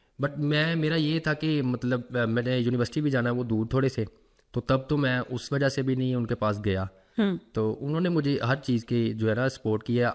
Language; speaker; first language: Urdu; non-native, local second language; Punjabi